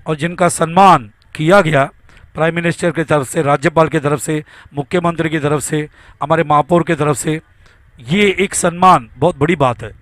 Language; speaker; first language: Hindi; non-native, local second language; Marathi